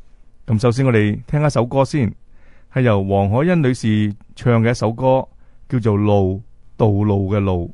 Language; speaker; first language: Chinese; native; Chinese